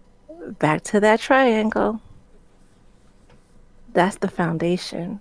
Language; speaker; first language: English; native; English